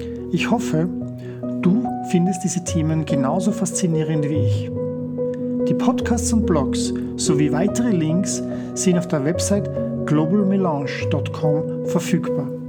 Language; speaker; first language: German; native; German